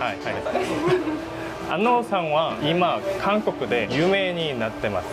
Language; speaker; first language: Japanese; non-native, learner; Korean